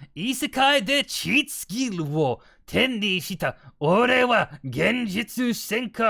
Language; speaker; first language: Japanese; non-native, learner; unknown